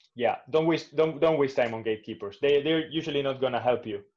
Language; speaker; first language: English; non-native, fluent; Spanish